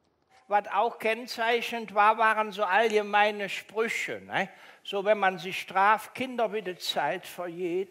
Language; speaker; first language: German; native; German